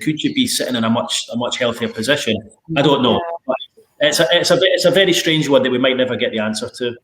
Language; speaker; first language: English; native; English